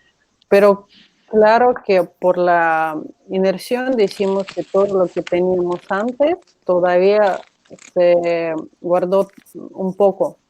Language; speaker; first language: Spanish; non-native, fluent; Russian